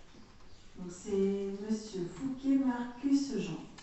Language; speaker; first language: French; native; French